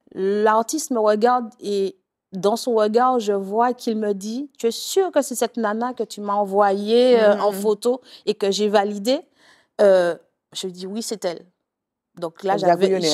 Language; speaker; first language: French; native; French